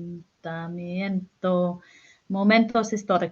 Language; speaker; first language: Spanish; non-native, learner; English